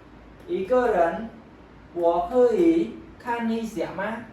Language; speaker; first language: Chinese; non-native, fluent; Khmer